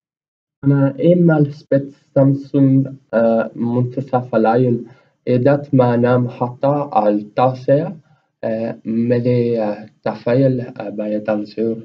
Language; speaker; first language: Arabic; non-native, learner; English